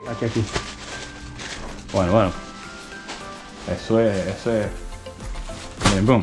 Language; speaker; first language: Spanish; native; Spanish